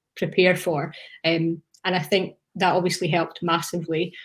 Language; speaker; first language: English; native; English